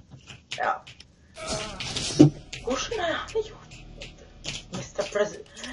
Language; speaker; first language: Swedish; non-native, learner; Norwegian